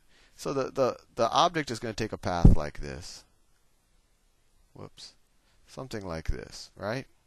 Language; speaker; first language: English; native; English